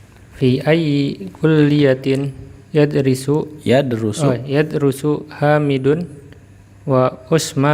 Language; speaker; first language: Arabic; non-native, learner; Indonesian